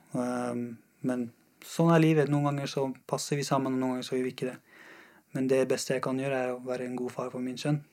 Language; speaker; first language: Norwegian; non-native, fluent; Persian